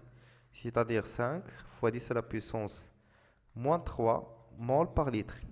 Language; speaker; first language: French; non-native, local second language; Arabic